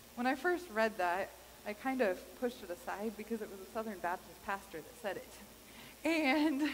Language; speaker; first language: English; native; English